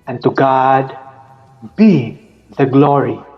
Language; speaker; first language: English; non-native, local second language; Filipino